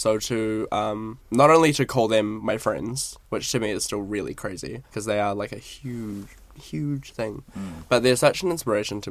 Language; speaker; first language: English; native; English